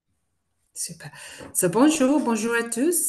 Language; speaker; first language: French; non-native, fluent; English